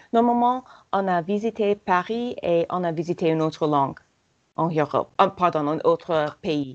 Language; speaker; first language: French; non-native, learner; English